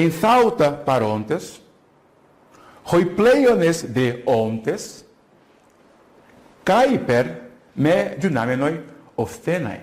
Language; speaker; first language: Greek; non-native, fluent; Portuguese